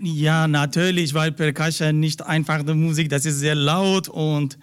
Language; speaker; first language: German; non-native, learner; Persian